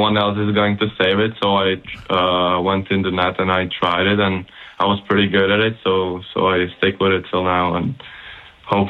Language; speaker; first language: English; non-native, fluent; Czech